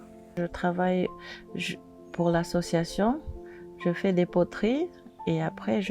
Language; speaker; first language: French; non-native, local second language; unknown